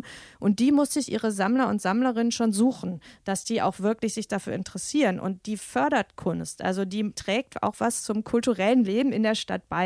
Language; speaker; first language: German; native; German